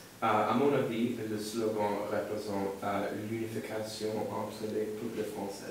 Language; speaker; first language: French; non-native, learner; English